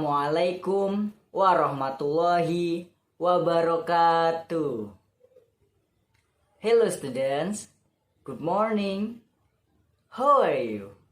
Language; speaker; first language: English; non-native, learner; Indonesian